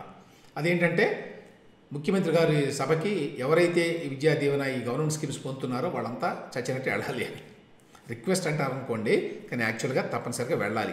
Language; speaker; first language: Telugu; native; Telugu